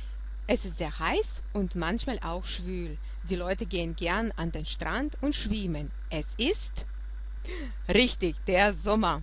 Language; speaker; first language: German; non-native, fluent; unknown